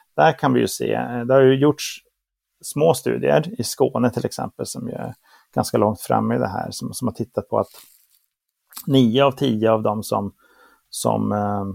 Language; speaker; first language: Swedish; native; Swedish